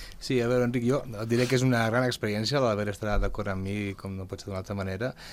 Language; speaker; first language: Catalan; early bilingual, other home language; Spanish